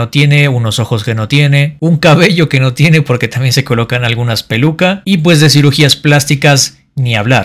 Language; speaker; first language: Spanish; native; Spanish